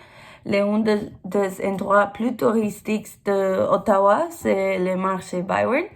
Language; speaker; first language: French; non-native, learner; English